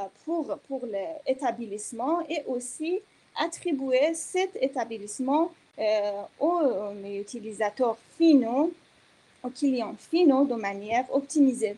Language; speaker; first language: French; non-native, fluent; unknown